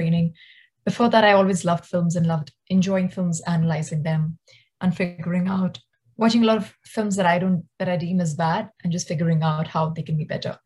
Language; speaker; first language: English; non-native, local second language; Hindi